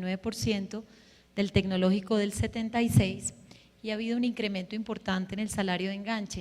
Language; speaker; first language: Spanish; native; Spanish